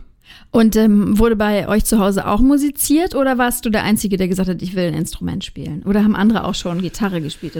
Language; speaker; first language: German; native; German